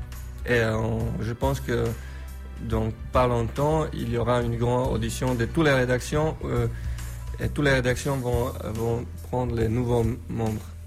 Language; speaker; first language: French; non-native, fluent; Slovenian